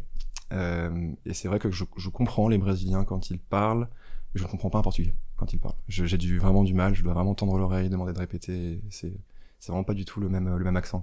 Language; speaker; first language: French; native; French